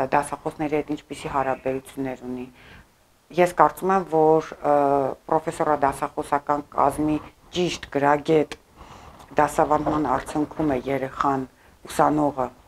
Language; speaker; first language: Armenian; early bilingual, heritage; Armenian